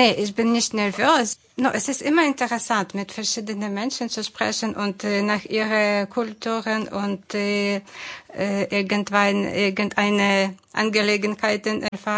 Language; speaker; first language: German; non-native, fluent; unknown